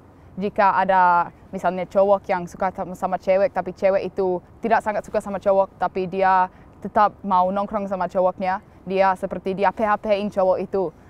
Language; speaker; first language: Indonesian; non-native, fluent; English